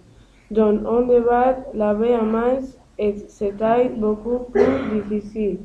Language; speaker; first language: French; non-native, learner; Spanish